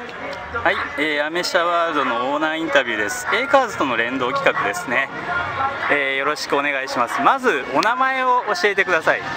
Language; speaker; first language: Japanese; native; Japanese